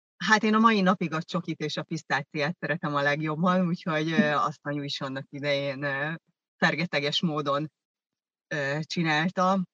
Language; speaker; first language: Hungarian; early bilingual, other home language; German